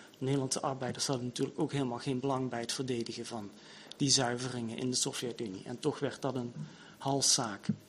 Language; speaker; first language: Dutch; native; Dutch